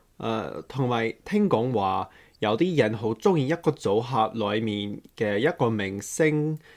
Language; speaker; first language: Cantonese; non-native, fluent; English